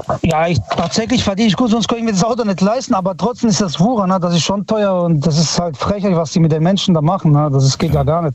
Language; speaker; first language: German; early bilingual, other home language; Italian